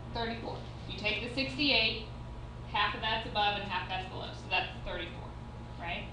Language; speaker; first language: English; native; English